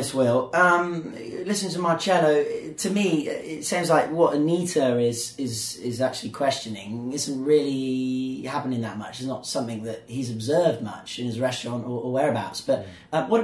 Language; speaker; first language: English; native; English